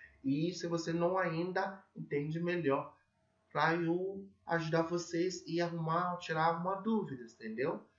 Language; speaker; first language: Portuguese; non-native, fluent; English